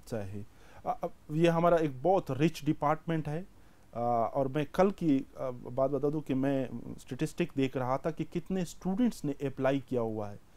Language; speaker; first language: Urdu; non-native, local second language; Pashto